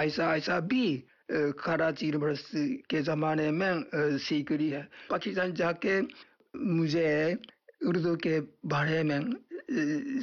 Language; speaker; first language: Urdu; non-native, fluent; Japanese